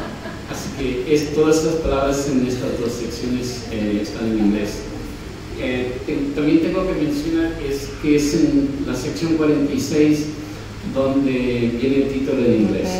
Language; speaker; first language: Spanish; non-native, fluent; English